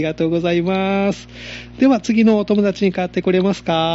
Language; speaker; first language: Japanese; native; Japanese